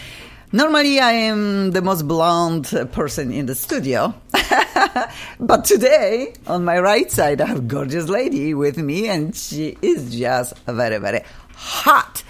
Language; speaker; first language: English; non-native, fluent; Polish